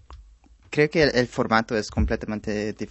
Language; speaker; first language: Spanish; non-native, fluent; English